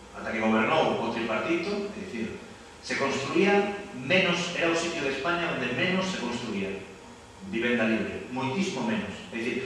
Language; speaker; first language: Galician; non-native, local second language; Spanish